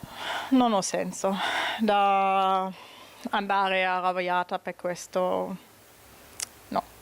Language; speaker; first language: Italian; non-native, learner; German